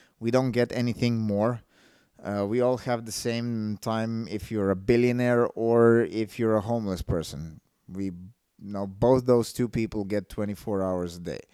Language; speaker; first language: English; non-native, fluent; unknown